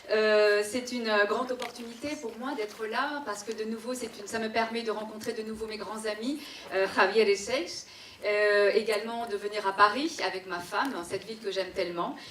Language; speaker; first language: French; non-native, fluent; Spanish